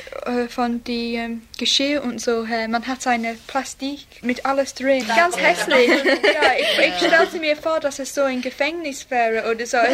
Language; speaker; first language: German; non-native, learner; English